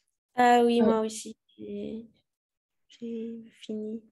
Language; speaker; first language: French; non-native, learner; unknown